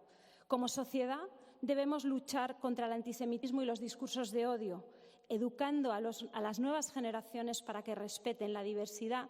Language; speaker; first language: Spanish; native; Spanish